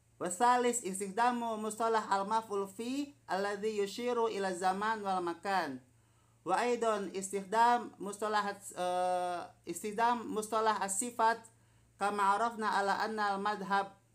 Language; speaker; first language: Arabic; non-native, fluent; Indonesian